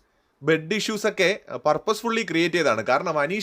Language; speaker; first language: Malayalam; native; Malayalam